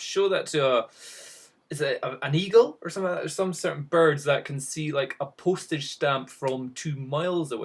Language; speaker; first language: English; native; English